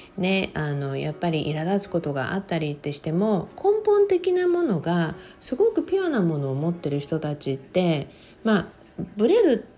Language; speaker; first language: Japanese; native; Japanese